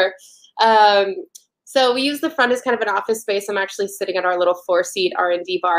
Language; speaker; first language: English; native; English